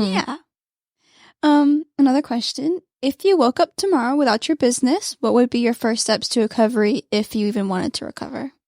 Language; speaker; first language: English; native; English